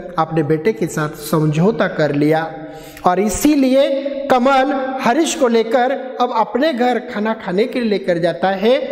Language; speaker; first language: Hindi; non-native, local second language; Marathi